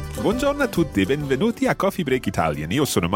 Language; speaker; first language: Italian; non-native, fluent; English